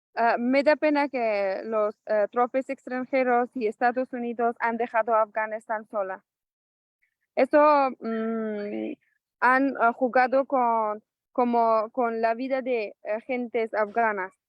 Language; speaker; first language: Spanish; non-native, local second language; Persian